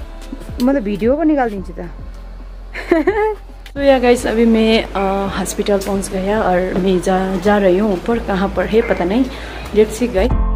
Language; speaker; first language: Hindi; non-native, local second language; Nepali